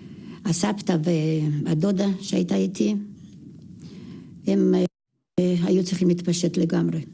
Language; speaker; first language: Hebrew; non-native, fluent; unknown